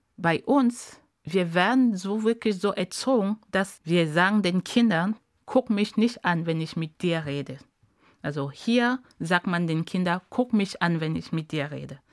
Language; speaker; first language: German; non-native, fluent; Ghomala